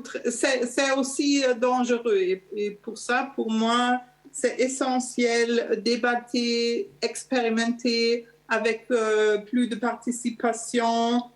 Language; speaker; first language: French; non-native, learner; German